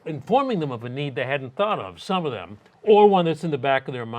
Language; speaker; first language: English; native; English